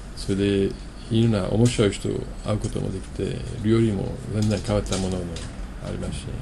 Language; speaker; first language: Japanese; non-native, fluent; French